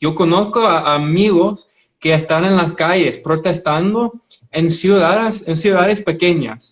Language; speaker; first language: Spanish; non-native, fluent; English